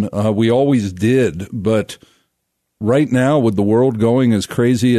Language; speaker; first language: English; native; English